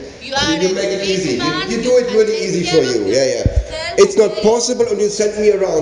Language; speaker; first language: English; non-native, learner; German